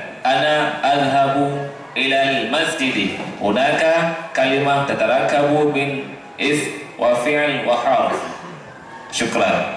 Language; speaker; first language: Arabic; non-native, fluent; Indonesian